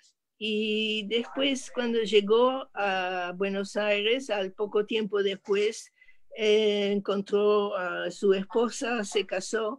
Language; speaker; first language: Spanish; non-native, fluent; French